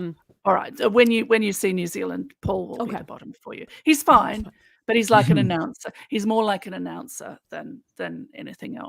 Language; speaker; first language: English; native; English